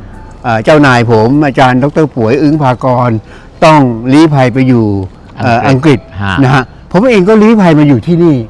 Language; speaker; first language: Thai; native; Thai